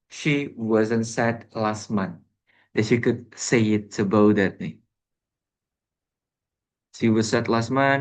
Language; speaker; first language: English; non-native, learner; Indonesian